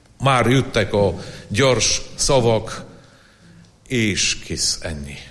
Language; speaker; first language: Hungarian; non-native, fluent; Polish